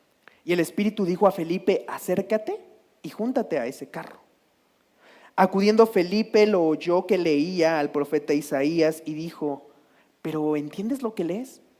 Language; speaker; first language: Spanish; native; Spanish